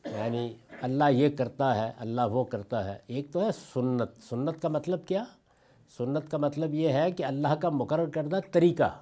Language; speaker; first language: Urdu; non-native, local second language; Punjabi